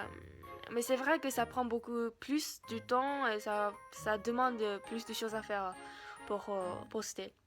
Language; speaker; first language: French; non-native, learner; Japanese